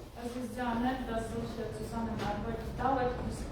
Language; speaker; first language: German; non-native, learner; Polish